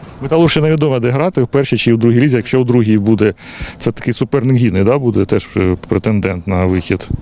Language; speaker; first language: Ukrainian; native; Ukrainian